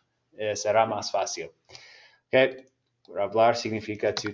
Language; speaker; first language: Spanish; non-native, fluent; English